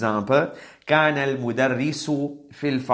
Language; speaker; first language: Arabic; non-native, fluent; English